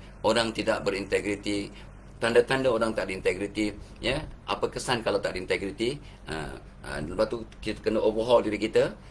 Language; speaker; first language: Malay; native; Malay